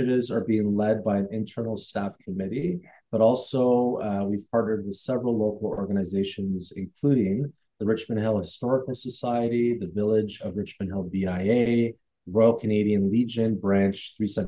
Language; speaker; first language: English; native; English